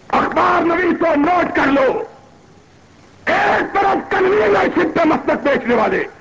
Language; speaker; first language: Urdu; non-native, local second language; Punjabi